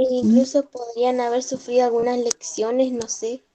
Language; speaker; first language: Spanish; native; Spanish